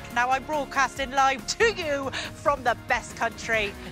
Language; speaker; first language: English; native; English